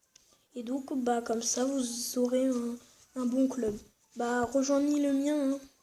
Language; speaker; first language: French; native; French